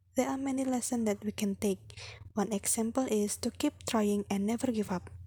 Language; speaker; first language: English; non-native, fluent; Indonesian